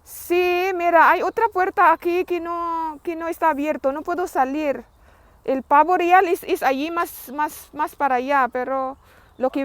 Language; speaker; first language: Spanish; non-native, learner; Filipino